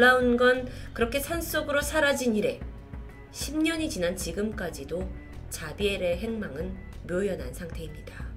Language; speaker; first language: Korean; native; Korean